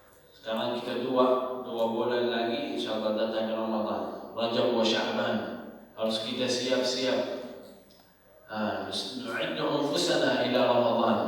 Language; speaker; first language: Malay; non-native, learner; Arabic